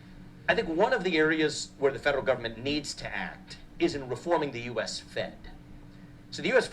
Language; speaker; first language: English; native; English